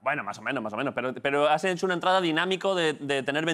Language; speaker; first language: Spanish; native; Spanish